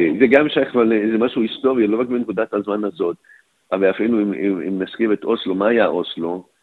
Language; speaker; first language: Hebrew; native; Hebrew